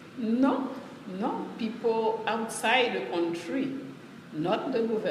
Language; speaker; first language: English; non-native, learner; Haitian Creole